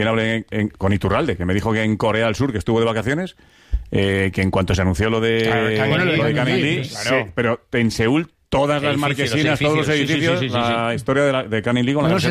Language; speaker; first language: Spanish; native; Spanish